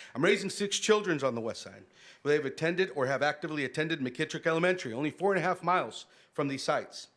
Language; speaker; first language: English; early bilingual, other home language; Spanish